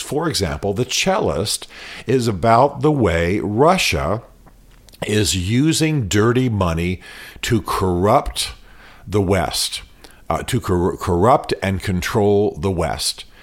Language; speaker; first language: English; native; English